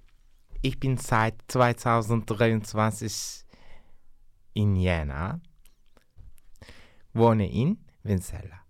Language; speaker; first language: German; non-native, learner; Turkish